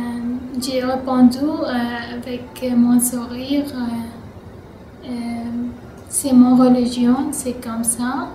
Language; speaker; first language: French; non-native, learner; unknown